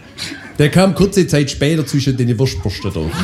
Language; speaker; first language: German; native; German